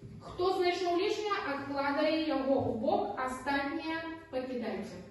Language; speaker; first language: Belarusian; native; Belarusian